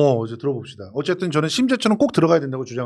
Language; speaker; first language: Korean; native; Korean